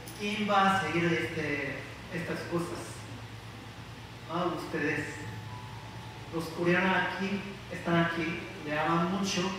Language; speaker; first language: Spanish; non-native, learner; Korean